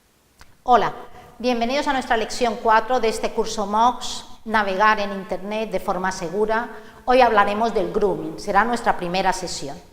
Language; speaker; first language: Spanish; native; Spanish